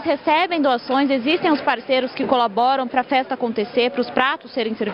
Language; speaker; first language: Portuguese; native; Portuguese